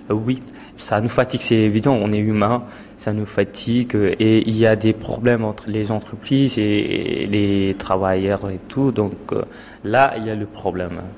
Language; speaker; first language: French; non-native, fluent; Tamil